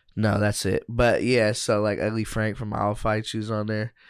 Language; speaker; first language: English; native; English